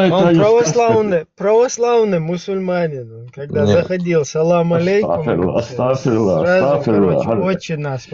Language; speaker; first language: Russian; native; Russian